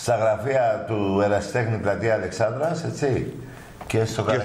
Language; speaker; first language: Greek; native; Greek